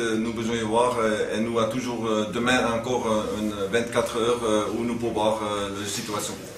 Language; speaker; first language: French; non-native, learner; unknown